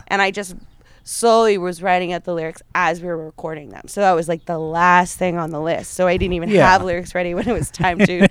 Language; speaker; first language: English; native; English